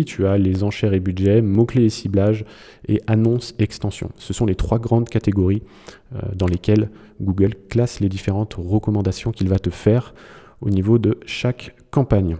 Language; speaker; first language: French; native; French